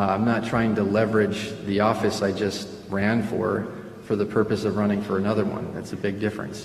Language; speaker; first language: English; early bilingual, other home language; Spanish